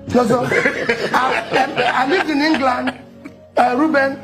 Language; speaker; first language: English; non-native, local second language; Igbo